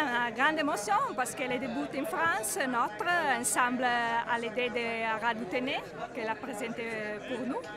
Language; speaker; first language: French; non-native, learner; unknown